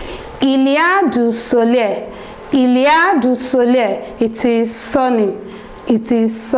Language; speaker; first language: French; non-native, learner; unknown